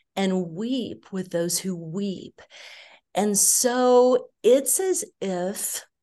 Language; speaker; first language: English; native; English